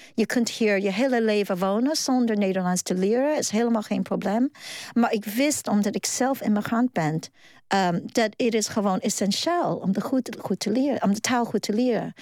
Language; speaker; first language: Dutch; non-native, fluent; Cantonese